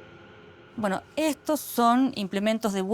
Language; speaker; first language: Spanish; native; Spanish